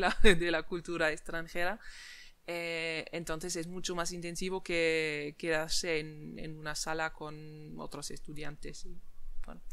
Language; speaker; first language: Spanish; non-native, fluent; German